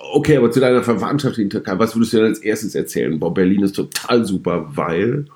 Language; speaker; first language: German; native; German